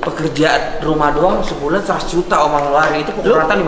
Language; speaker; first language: Indonesian; native; Indonesian